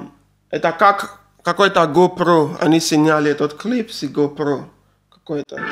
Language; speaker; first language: Russian; non-native, learner; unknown